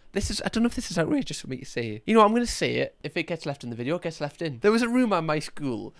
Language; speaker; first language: English; native; English